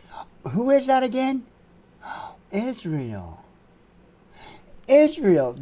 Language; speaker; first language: English; native; English